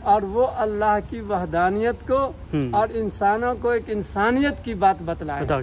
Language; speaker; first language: Hindi; native; Hindi